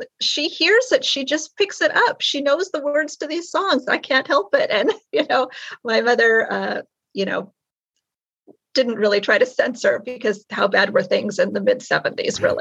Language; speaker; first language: English; native; English